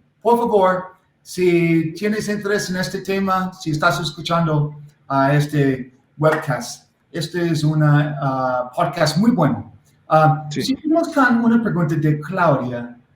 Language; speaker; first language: Spanish; non-native, learner; English